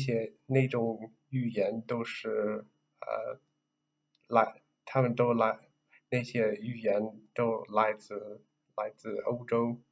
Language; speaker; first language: Chinese; non-native, learner; English